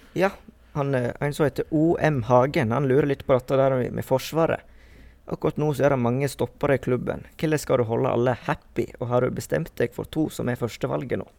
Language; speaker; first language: Norwegian; native; Norwegian